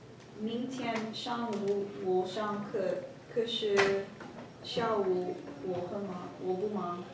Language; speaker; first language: Chinese; non-native, learner; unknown